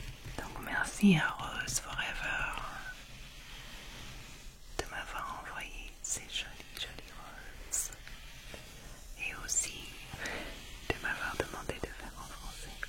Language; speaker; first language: French; non-native, fluent; English